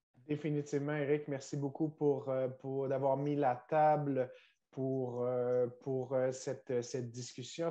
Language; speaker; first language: French; native; French